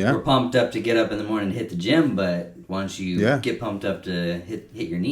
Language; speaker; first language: English; native; English